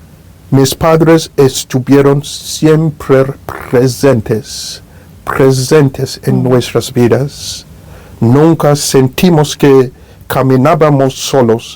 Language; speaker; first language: Spanish; non-native, fluent; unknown